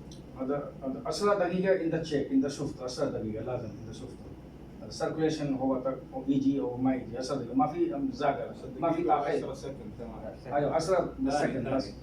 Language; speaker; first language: Arabic; non-native, learner; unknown